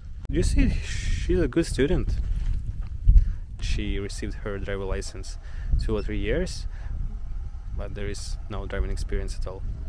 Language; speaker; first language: English; non-native, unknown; Ukrainian